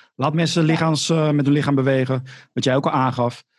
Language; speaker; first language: Dutch; native; Dutch